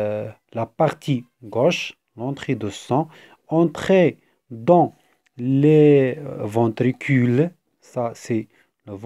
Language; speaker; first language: French; non-native, fluent; Arabic